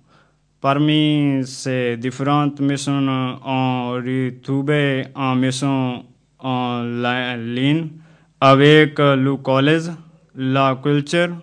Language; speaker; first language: French; non-native, learner; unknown